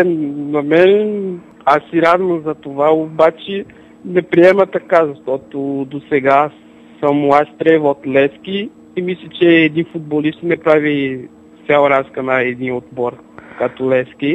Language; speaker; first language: Bulgarian; non-native, learner; Portuguese